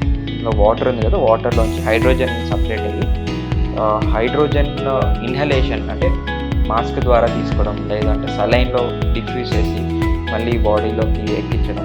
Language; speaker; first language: Telugu; native; Telugu